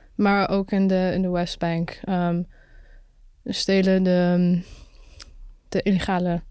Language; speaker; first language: Dutch; early bilingual, other home language; Arabic